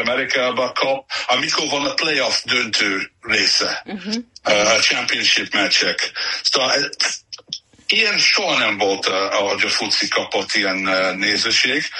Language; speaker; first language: Hungarian; non-native, learner; English